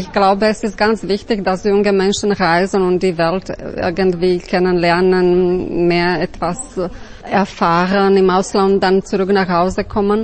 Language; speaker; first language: German; non-native, fluent; Slovak